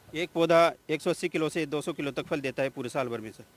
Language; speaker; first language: Hindi; native; Hindi